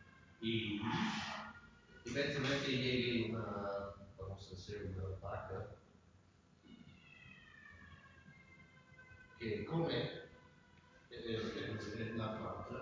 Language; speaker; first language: Spanish; non-native, fluent; English